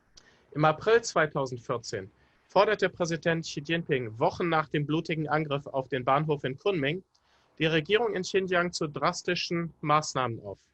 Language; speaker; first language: German; native; German